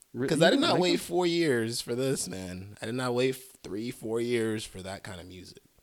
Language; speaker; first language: English; early bilingual, other home language; French